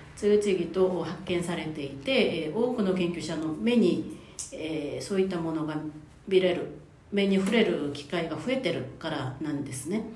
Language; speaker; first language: Japanese; non-native, fluent; Korean